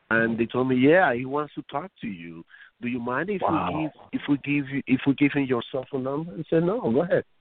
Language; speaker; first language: English; non-native, fluent; Spanish